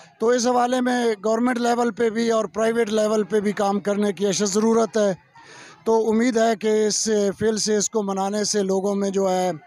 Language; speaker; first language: Urdu; non-native, local second language; Punjabi